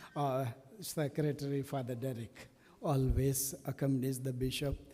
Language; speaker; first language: English; non-native, local second language; Tamil